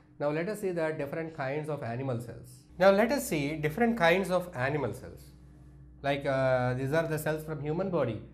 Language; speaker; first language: English; non-native, local second language; Telugu